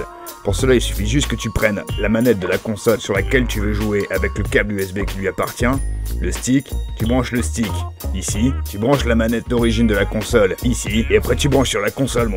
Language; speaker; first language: French; native; French